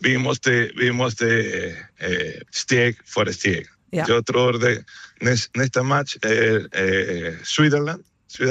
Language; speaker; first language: Swedish; non-native, learner; Spanish